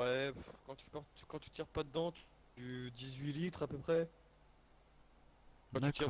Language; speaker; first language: French; native; French